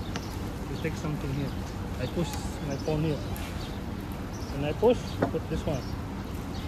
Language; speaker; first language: English; non-native, learner; Filipino